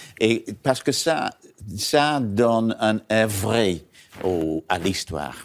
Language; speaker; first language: French; non-native, learner; English